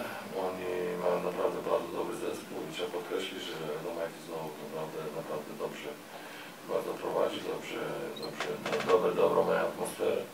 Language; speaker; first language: Polish; non-native, fluent; Lithuanian